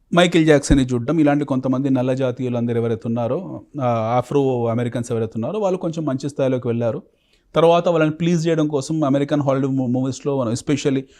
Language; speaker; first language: Telugu; native; Telugu